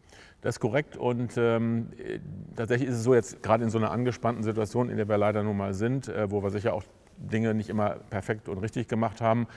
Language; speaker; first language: German; native; German